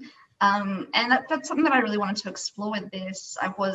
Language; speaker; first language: English; native; English